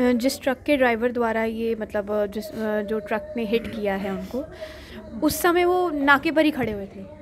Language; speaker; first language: Hindi; native; Hindi